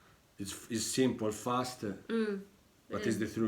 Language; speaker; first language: English; non-native, learner; Italian